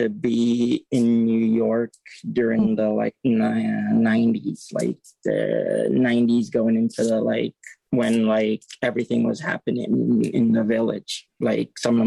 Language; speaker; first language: English; native; English